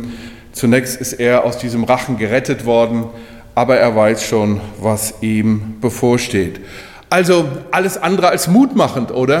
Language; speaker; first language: German; native; German